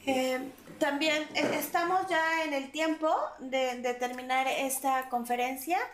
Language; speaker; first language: Spanish; native; Spanish